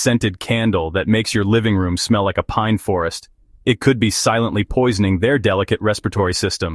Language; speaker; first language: English; native; English